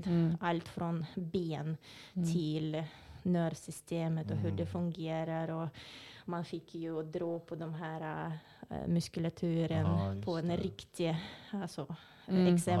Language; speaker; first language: Swedish; non-native, fluent; Russian